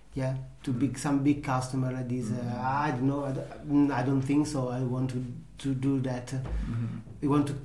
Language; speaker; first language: English; non-native, learner; Italian